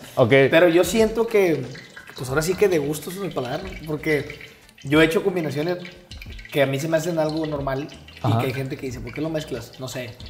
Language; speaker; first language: Spanish; native; Spanish